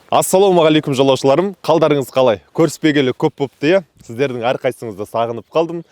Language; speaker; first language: Kazakh; native; Kazakh